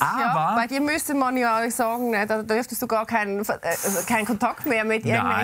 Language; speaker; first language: German; native; German